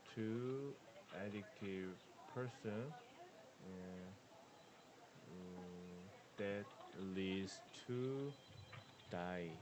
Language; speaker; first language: English; non-native, learner; Korean